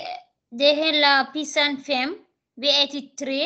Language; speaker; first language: Swedish; non-native, learner; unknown